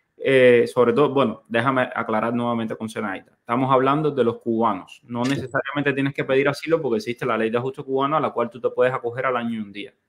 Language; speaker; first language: Spanish; native; Spanish